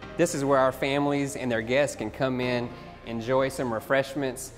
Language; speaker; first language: English; native; English